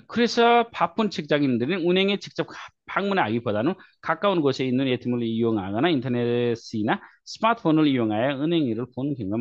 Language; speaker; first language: Korean; non-native, fluent; Nepali